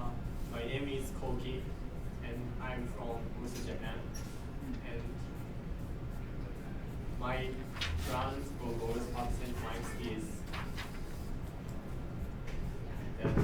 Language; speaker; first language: English; non-native, learner; Japanese